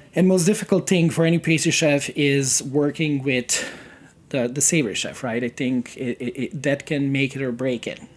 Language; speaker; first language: English; non-native, fluent; Serbian